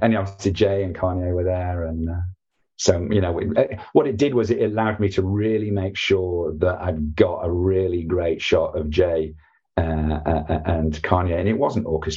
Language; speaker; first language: English; native; English